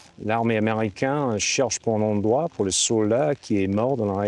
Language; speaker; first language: French; non-native, fluent; English